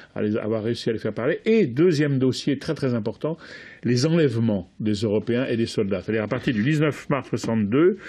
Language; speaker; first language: French; native; French